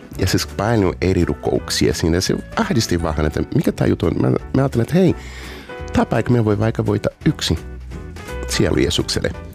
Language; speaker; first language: Finnish; non-native, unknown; Portuguese